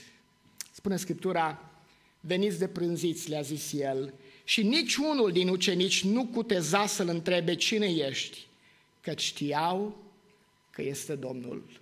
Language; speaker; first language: Romanian; native; Romanian